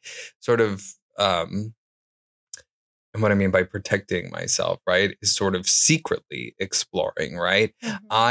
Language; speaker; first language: English; native; English